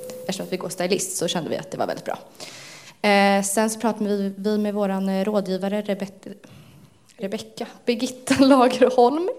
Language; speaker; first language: Swedish; native; Swedish